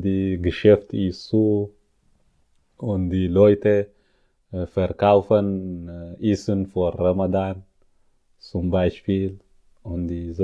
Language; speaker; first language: German; non-native, learner; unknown